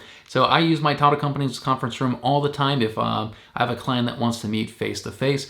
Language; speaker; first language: English; native; English